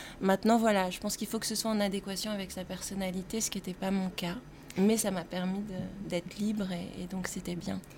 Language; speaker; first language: French; native; French